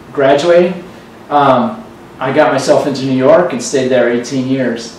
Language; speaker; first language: English; native; English